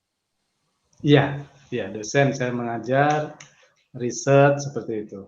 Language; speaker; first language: Indonesian; native; Indonesian